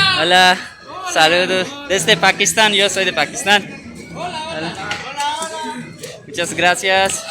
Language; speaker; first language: Spanish; non-native, learner; Urdu